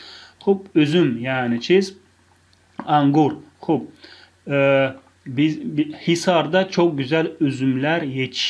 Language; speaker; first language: Turkish; non-native, fluent; Tajik